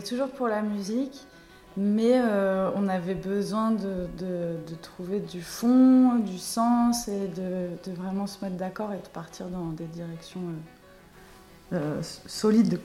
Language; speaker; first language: French; native; French